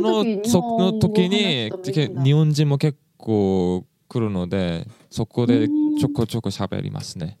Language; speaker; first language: Japanese; non-native, fluent; English